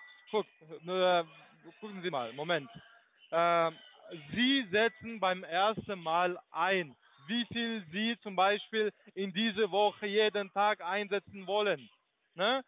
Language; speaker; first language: German; non-native, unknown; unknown